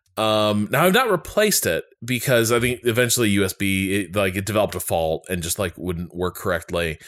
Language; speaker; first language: English; native; English